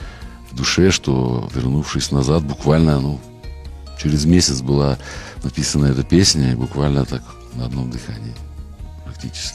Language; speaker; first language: Russian; native; Russian